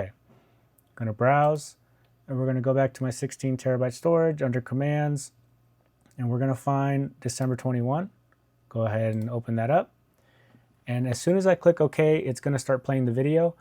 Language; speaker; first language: English; native; English